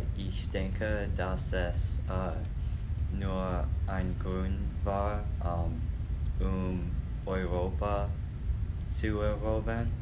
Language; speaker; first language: German; non-native, learner; English